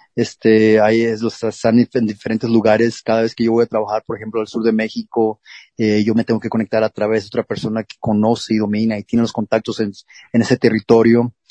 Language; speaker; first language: Spanish; native; Spanish